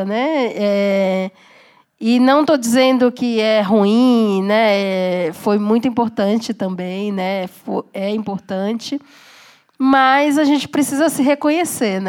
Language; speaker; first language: Portuguese; native; Portuguese